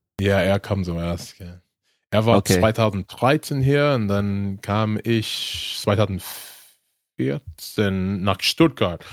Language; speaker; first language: German; non-native, learner; English